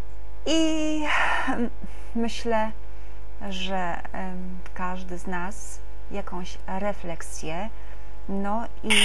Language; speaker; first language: Polish; native; Polish